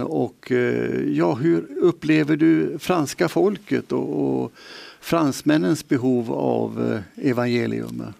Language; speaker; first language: Swedish; native; Swedish